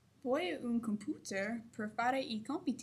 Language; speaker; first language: Italian; non-native, learner; English